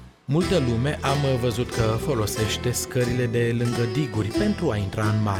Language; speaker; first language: Romanian; native; Romanian